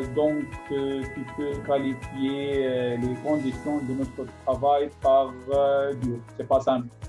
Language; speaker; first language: French; non-native, local second language; Arabic